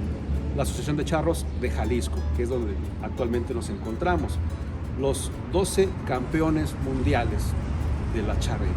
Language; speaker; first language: Spanish; native; Spanish